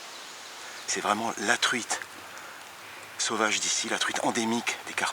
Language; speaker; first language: French; native; French